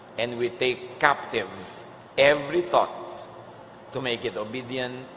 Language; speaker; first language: English; non-native, local second language; Filipino